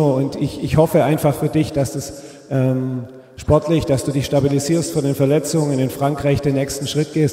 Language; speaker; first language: German; native; German